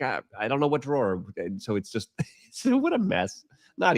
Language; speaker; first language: English; native; English